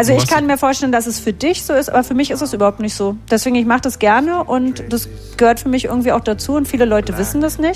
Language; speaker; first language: German; native; German